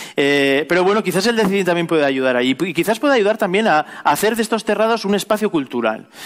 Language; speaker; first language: Spanish; native; Spanish